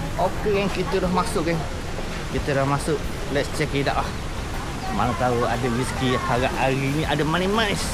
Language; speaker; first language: Malay; native; Malay